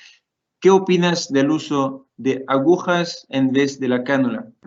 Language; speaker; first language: Spanish; non-native, fluent; Portuguese